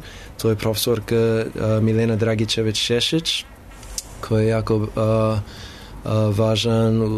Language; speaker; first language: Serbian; non-native, learner; English